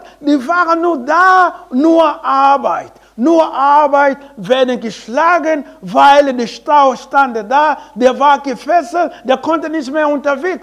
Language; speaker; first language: German; non-native, learner; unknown